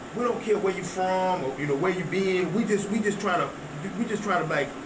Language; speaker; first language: English; native; English